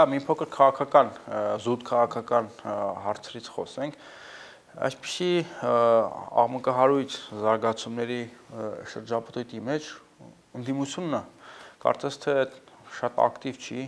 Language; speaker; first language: Armenian; native; Armenian